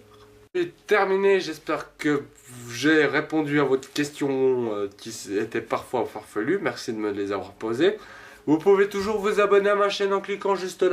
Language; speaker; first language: French; native; French